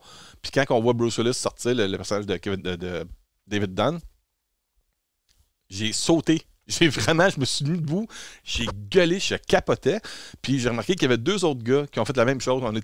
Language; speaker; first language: French; native; French